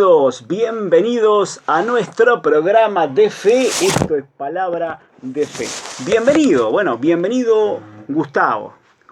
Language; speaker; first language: Spanish; native; Spanish